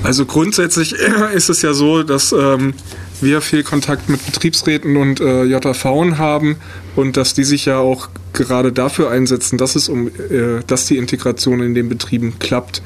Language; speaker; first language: German; native; German